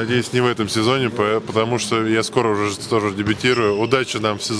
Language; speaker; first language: Russian; native; Russian